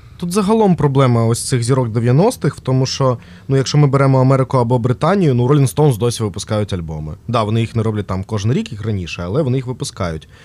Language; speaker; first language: Ukrainian; non-native, local second language; Russian